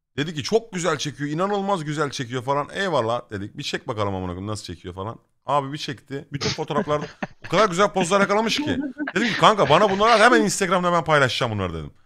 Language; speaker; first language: Turkish; native; Turkish